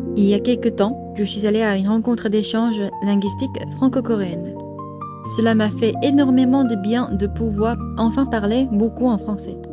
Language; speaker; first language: French; non-native, fluent; Korean